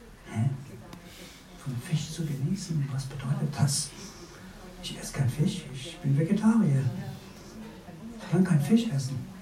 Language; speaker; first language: German; non-native, fluent; Persian